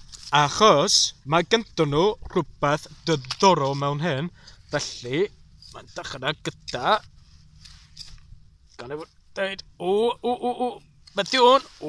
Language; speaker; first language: Welsh; non-native, learner; English